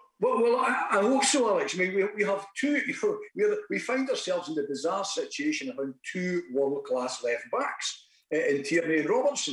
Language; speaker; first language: English; native; English